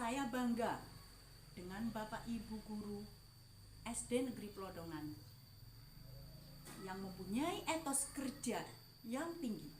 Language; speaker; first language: Indonesian; non-native, local second language; Javanese